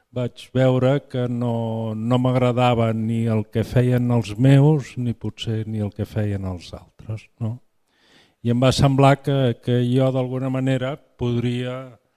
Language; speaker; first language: Catalan; native; Catalan